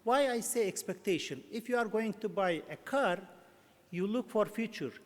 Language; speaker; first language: English; non-native, fluent; Turkish